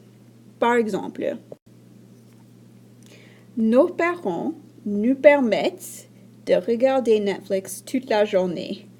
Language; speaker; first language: French; non-native, fluent; English